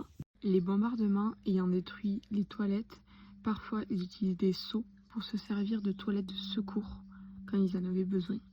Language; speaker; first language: French; native; French